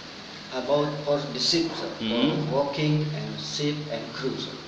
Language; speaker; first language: English; non-native, learner; Indonesian